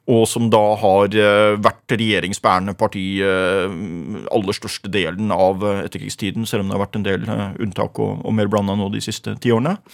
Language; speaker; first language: Norwegian; native; Norwegian